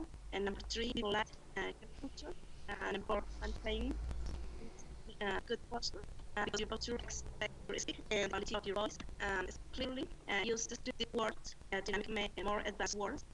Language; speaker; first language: English; non-native, learner; Spanish